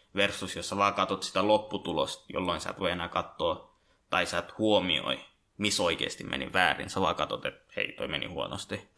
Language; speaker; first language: Finnish; early bilingual, other home language; Bangla